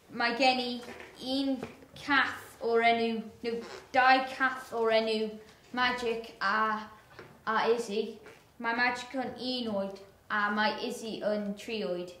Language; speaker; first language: Welsh; non-native, learner; English